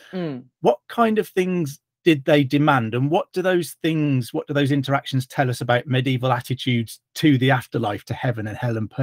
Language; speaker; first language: English; native; English